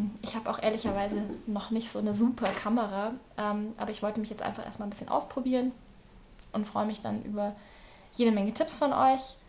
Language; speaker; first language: German; native; German